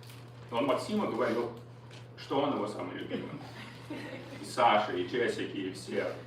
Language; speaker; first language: Russian; early bilingual, heritage; Russian